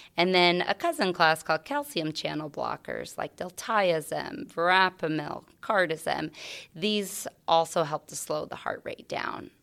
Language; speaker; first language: English; native; English